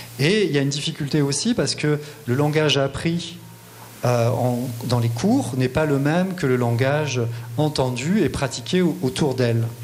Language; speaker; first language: French; native; French